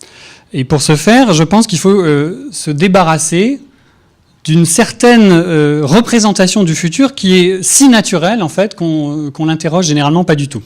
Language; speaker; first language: French; native; French